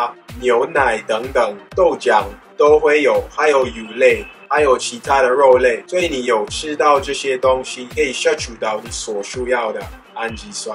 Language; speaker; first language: Chinese; non-native, fluent; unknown